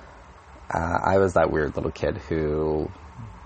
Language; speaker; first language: English; native; English